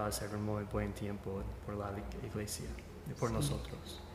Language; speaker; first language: Spanish; non-native, fluent; English